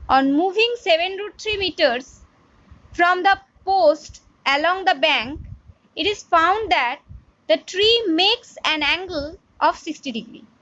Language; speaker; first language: English; non-native, local second language; Bangla